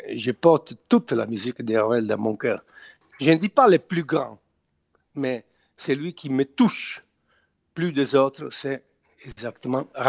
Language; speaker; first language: French; non-native, fluent; Italian